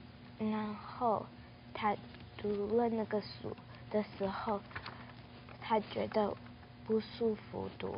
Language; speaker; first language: Chinese; early bilingual, heritage; English